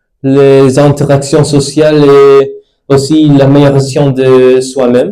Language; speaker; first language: French; non-native, learner; Spanish